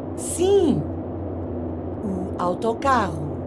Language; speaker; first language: Portuguese; non-native, learner; English